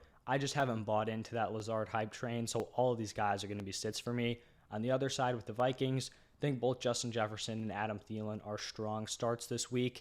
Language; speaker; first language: English; native; English